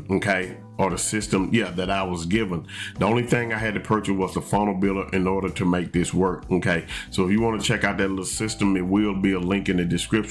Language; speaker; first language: English; native; English